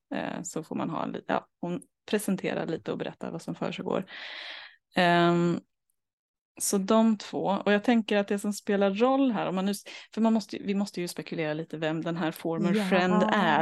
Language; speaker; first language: Swedish; native; Swedish